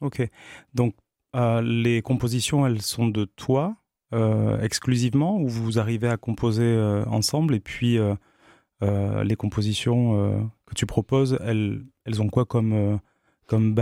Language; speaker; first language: French; native; French